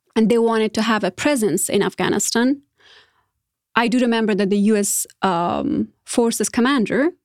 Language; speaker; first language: English; non-native, fluent; Persian